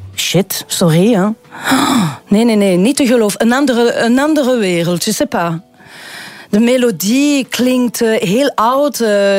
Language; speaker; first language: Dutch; non-native, local second language; French